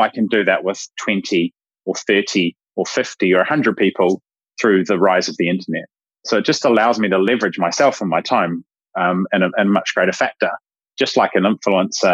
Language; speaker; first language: English; native; English